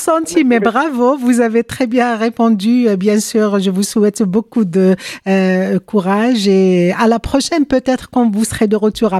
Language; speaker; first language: French; native; French